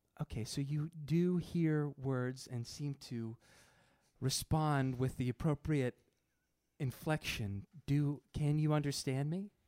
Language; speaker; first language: English; native; English